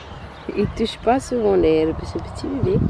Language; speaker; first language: French; native; French